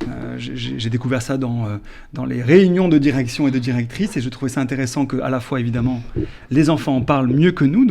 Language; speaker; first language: French; native; French